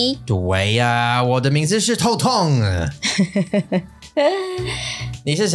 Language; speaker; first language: Chinese; non-native, learner; English